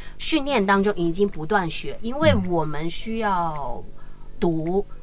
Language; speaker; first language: Chinese; non-native, local second language; Cantonese